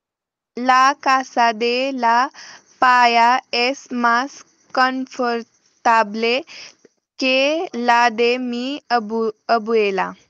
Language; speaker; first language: Spanish; non-native, learner; Marathi